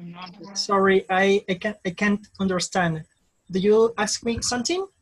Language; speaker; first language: English; non-native, learner; Spanish